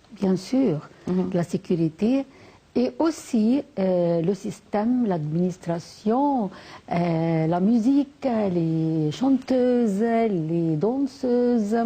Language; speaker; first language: French; non-native, fluent; Arabic